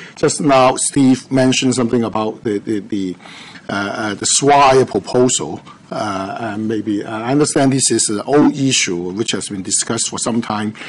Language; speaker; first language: English; non-native, local second language; Cantonese